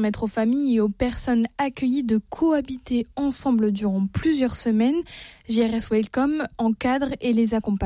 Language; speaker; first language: French; native; French